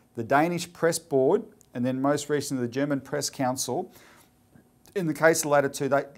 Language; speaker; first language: English; native; English